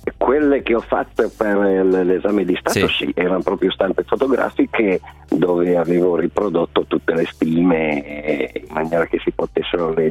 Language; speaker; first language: Italian; native; Italian